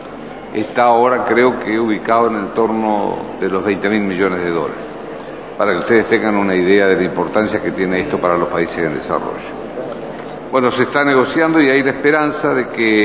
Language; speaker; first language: Spanish; native; Spanish